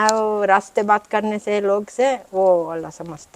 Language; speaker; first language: Hindi; non-native, learner; Italian